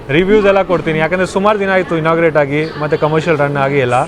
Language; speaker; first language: Kannada; non-native, local second language; Hindi